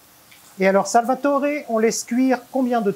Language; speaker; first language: French; native; French